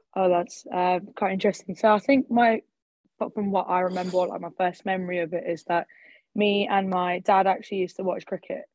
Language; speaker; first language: English; early bilingual, other home language; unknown